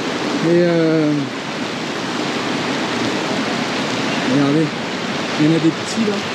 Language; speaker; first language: French; native; French